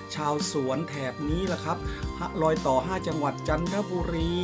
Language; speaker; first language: Thai; native; Thai